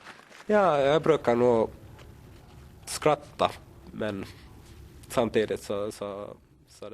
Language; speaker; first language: Swedish; native; Swedish